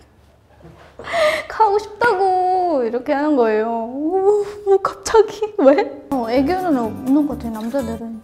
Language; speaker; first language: Korean; non-native, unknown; Filipino